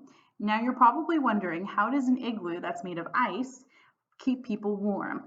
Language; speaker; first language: English; native; English